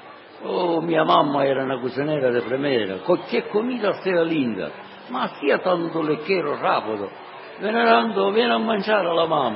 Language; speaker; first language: Italian; non-native, learner; Sicilian